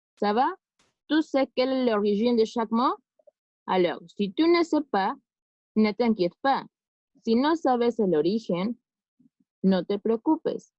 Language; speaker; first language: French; non-native, fluent; Spanish